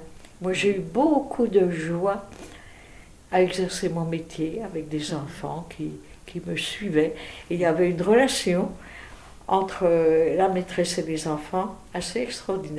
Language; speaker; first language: French; native; French